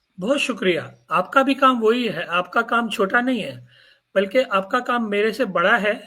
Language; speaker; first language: Urdu; non-native, local second language; Gujarati